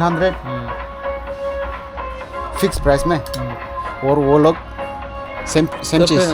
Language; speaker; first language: Hindi; non-native, local second language; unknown